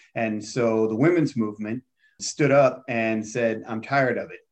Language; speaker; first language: English; native; English